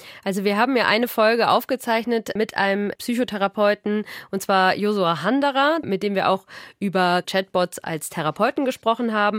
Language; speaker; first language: German; native; German